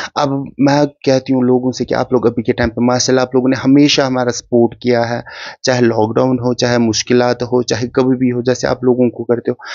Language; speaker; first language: Hindi; non-native, local second language; Kashmiri